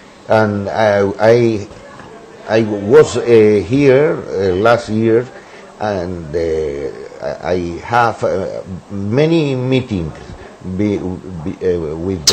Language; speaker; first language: English; non-native, learner; Spanish